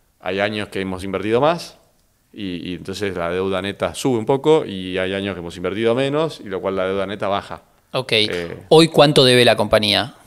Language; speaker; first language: Spanish; native; Spanish